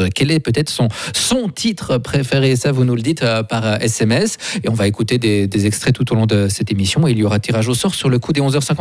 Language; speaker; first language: French; native; French